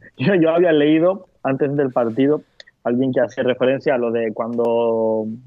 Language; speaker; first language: Spanish; non-native, fluent; Turkish